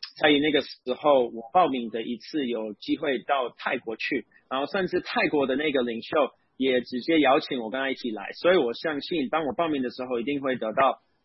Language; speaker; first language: Chinese; non-native, fluent; English